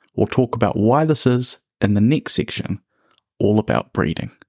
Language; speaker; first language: English; native; English